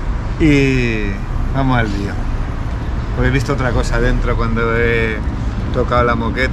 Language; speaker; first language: Spanish; native; Spanish